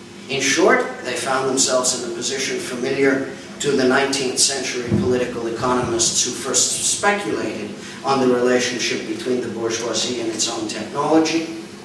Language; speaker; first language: English; native; English